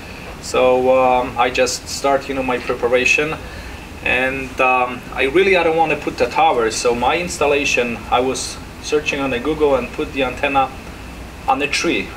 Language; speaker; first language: English; non-native, fluent; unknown